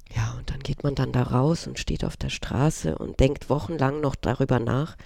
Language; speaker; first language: German; early bilingual, other home language; Romanian